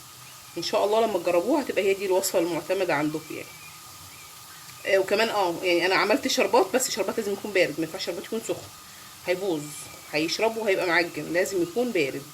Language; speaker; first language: Arabic; native; Arabic